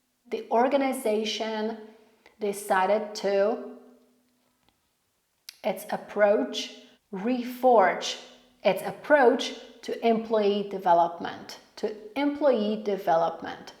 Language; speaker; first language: English; non-native, fluent; Polish